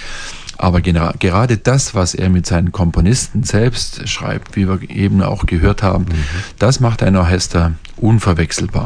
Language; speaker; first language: German; native; German